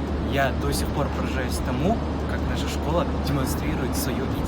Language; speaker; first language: Russian; native; Russian